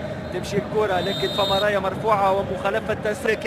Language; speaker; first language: Arabic; native; Arabic